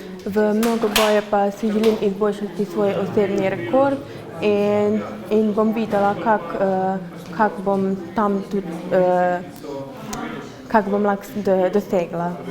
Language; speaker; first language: Slovenian; native; Slovenian